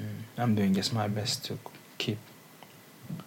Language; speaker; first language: English; non-native, fluent; Arabic